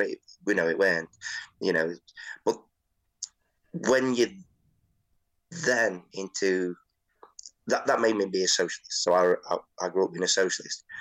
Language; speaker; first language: English; native; English